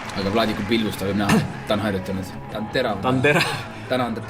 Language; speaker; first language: Estonian; native; Estonian